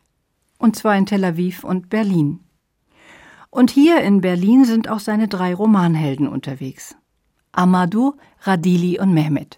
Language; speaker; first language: German; native; German